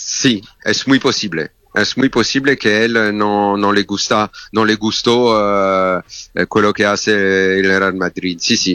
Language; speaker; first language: Spanish; non-native, fluent; Italian